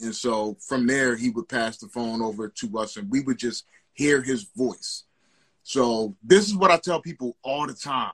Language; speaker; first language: English; native; English